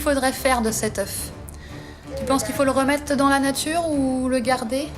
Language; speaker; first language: French; native; French